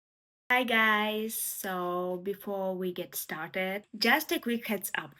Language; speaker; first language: English; non-native, learner; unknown